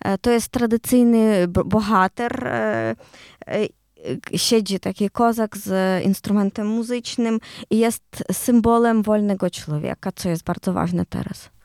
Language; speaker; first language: Polish; non-native, learner; Ukrainian